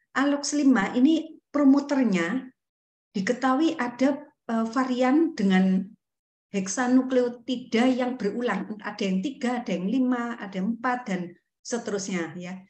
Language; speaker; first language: Indonesian; native; Indonesian